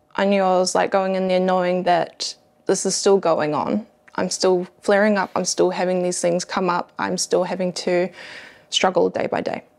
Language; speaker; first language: English; native; English